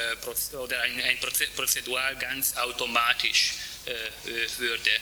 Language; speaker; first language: German; non-native, fluent; Hungarian